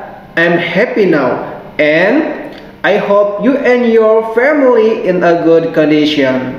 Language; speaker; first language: English; non-native, learner; Indonesian